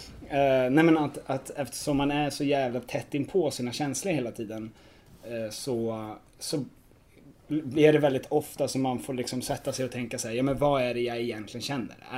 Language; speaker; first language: Swedish; native; Swedish